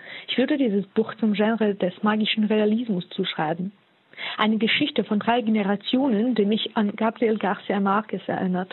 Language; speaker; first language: German; non-native, fluent; Russian